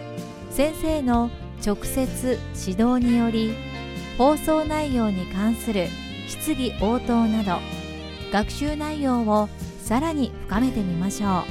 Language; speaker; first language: Japanese; native; Japanese